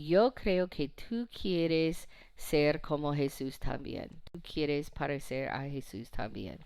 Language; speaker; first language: Spanish; non-native, fluent; English